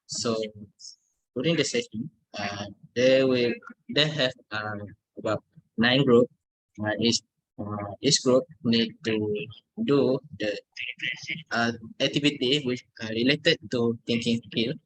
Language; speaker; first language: English; non-native, learner; Malay